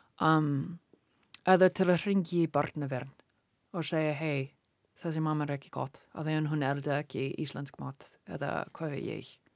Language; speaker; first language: Icelandic; non-native, learner; English